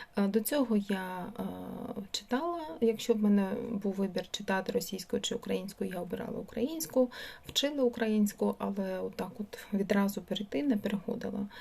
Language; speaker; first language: Ukrainian; non-native, local second language; Russian